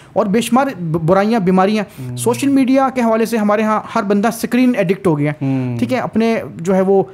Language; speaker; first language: Urdu; native; Urdu